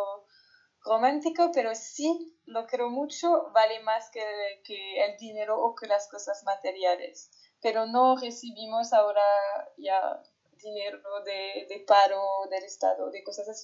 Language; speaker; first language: Spanish; non-native, fluent; French